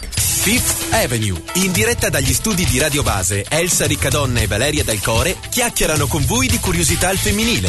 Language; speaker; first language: Italian; native; Italian